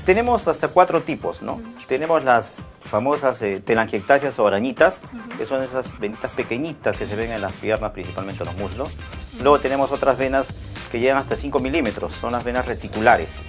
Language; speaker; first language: Spanish; native; Spanish